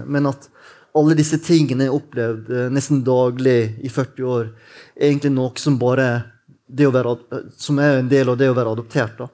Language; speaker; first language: Norwegian; native; Norwegian